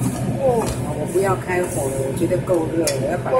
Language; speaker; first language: Chinese; native; Chinese